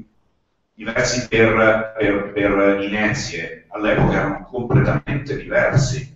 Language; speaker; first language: Italian; native; Italian